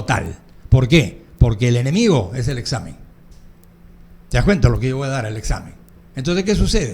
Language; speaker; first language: Spanish; native; Spanish